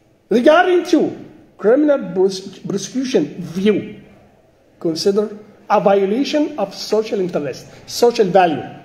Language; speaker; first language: English; non-native, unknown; Arabic